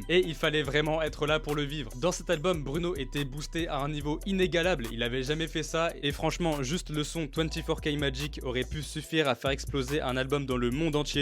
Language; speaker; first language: French; native; French